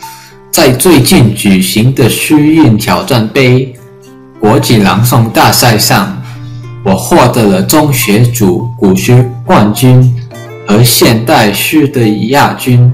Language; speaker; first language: Chinese; early bilingual, heritage; English